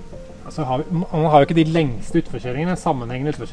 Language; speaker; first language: Norwegian; native; Norwegian